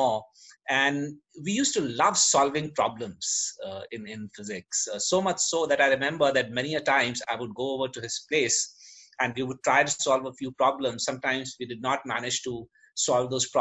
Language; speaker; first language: English; native; English